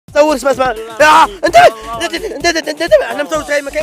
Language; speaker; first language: Arabic; native; Arabic